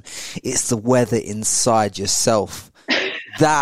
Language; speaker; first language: English; native; English